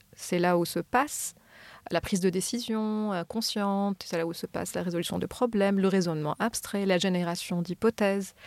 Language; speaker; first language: French; non-native, local second language; Arabic